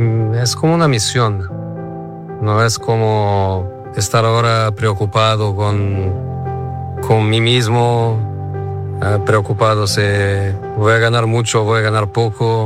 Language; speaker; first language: Spanish; non-native, fluent; Portuguese